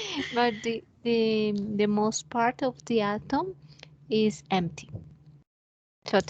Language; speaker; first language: English; non-native, fluent; Spanish